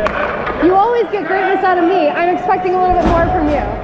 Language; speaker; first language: English; native; English